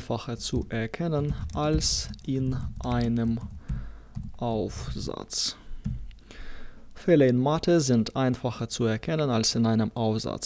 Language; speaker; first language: German; non-native, fluent; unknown